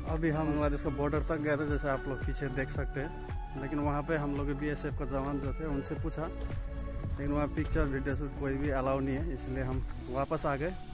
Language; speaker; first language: Hindi; non-native, local second language; Nepali